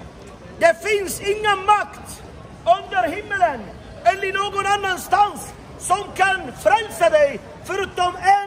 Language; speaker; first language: Swedish; non-native, fluent; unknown